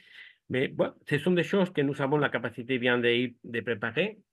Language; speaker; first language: French; non-native, fluent; Spanish